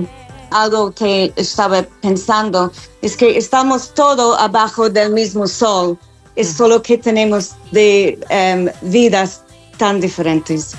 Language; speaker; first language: Spanish; non-native, fluent; English